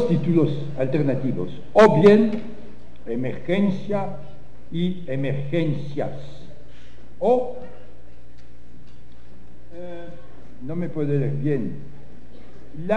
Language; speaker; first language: Spanish; non-native, fluent; French